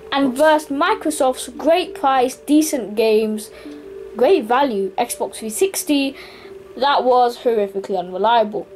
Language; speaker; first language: English; native; English